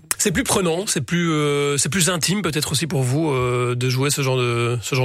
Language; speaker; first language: French; native; French